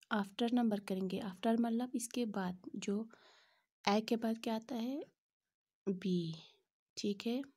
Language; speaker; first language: Hindi; non-native, local second language; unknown